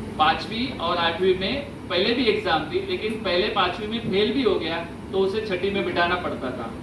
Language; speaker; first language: Hindi; non-native, local second language; Marathi